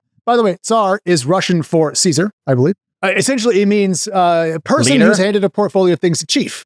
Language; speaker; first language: English; native; English